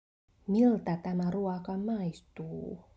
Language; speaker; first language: Finnish; non-native, learner; Vietnamese